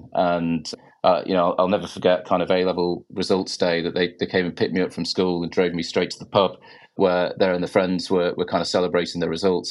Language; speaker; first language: English; native; English